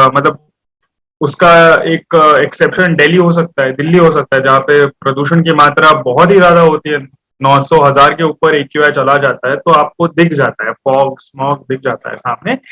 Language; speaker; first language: Hindi; non-native, local second language; Marathi